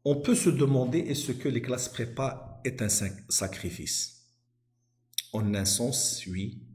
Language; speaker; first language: French; non-native, local second language; Arabic